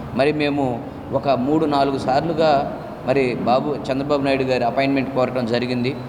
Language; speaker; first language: Telugu; non-native, local second language; Lambadi